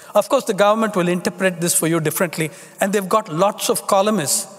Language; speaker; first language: English; non-native, local second language; Tamil